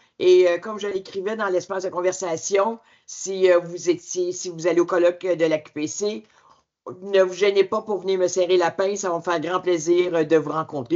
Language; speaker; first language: French; native; French